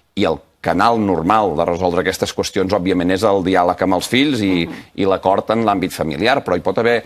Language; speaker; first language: Catalan; native; Catalan